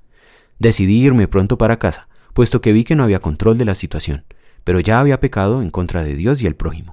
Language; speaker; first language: Spanish; native; Spanish